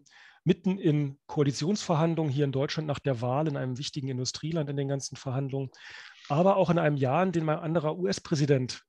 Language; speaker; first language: German; native; German